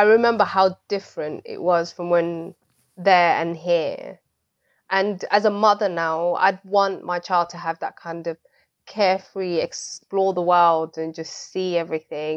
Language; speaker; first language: English; early bilingual, other home language; Swahili